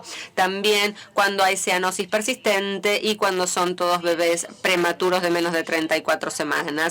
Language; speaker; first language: Spanish; native; Spanish